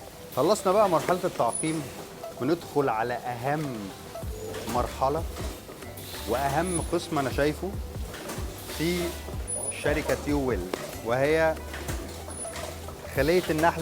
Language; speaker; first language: Arabic; native; Arabic